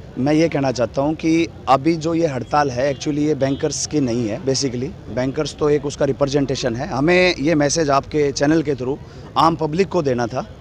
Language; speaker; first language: Hindi; native; Hindi